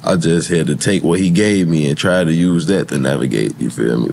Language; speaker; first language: English; native; English